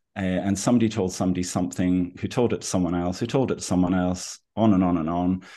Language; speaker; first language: English; native; English